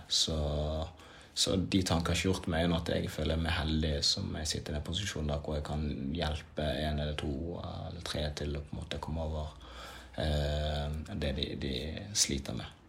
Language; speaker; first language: Norwegian; early bilingual, other home language; Swahili